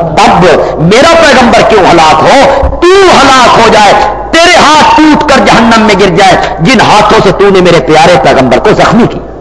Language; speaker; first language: Urdu; non-native, local second language; Punjabi